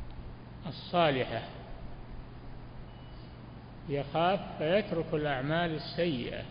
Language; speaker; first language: Arabic; native; Arabic